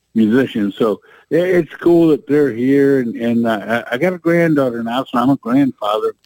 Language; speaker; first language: English; native; English